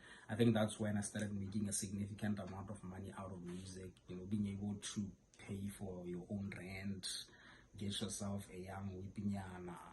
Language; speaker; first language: English; non-native, local second language; Tswana